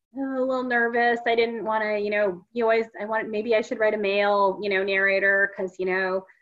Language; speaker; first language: English; native; English